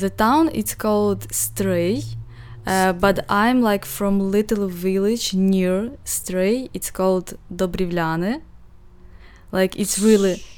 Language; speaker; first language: English; non-native, learner; Ukrainian